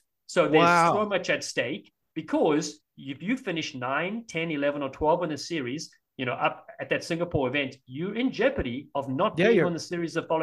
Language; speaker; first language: English; native; English